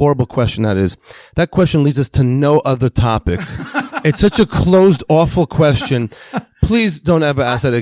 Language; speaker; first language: English; non-native, fluent; Hebrew